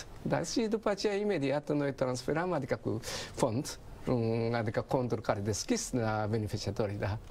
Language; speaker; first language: Romanian; non-native, learner; Japanese